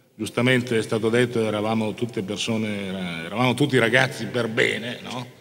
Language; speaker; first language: Italian; native; Italian